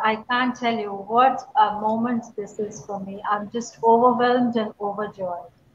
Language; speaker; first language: English; non-native, local second language; Hindi